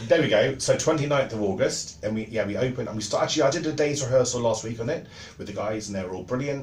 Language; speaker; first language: English; native; English